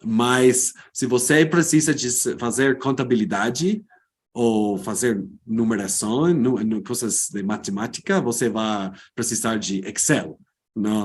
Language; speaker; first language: Portuguese; non-native, fluent; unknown